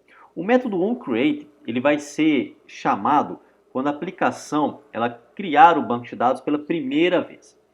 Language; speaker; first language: Portuguese; native; Portuguese